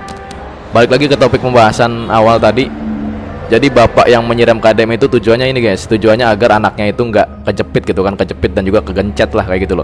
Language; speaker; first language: Indonesian; native; Indonesian